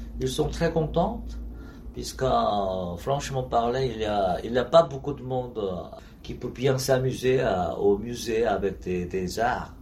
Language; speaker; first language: French; non-native, learner; Korean